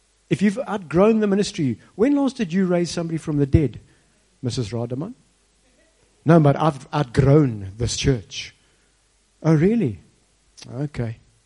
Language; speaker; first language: English; native; English